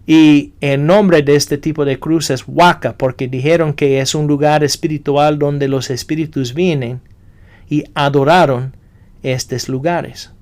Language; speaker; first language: Spanish; non-native, fluent; English